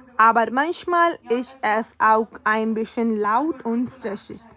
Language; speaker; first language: German; non-native, learner; Hindi